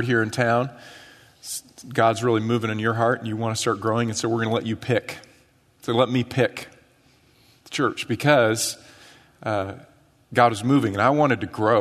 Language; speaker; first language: English; native; English